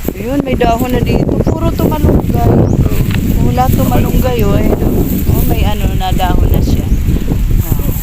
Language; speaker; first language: Filipino; native; Filipino